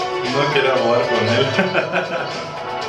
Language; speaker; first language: Spanish; non-native, fluent; Russian